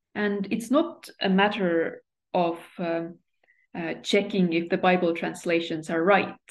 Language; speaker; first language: English; non-native, fluent; Estonian